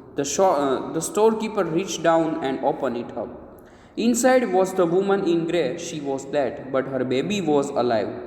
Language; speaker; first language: English; non-native, local second language; Gujarati